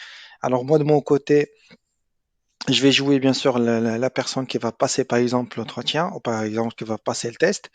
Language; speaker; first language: French; non-native, local second language; Arabic